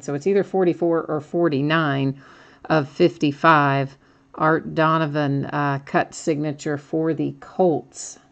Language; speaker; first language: English; native; English